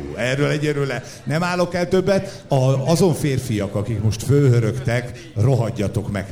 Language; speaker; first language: Hungarian; native; Hungarian